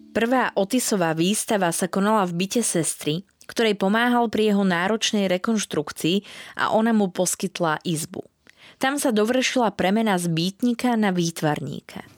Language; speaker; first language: Slovak; native; Slovak